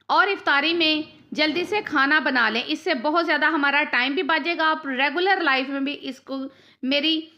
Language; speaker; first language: Urdu; native; Urdu